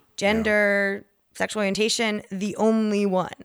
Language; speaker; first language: English; native; English